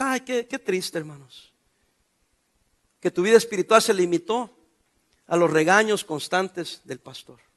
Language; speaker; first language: Spanish; native; Spanish